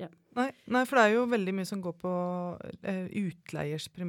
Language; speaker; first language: Norwegian; native; Norwegian